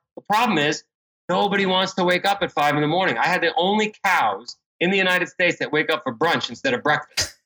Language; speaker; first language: English; native; English